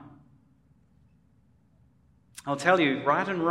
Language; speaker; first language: English; native; English